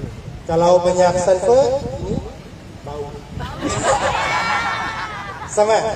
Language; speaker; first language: Indonesian; non-native, learner; Thai